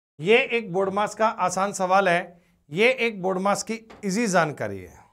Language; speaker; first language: Hindi; native; Hindi